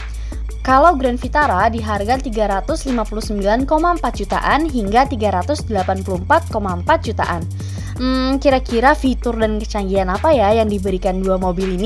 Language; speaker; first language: Indonesian; native; Indonesian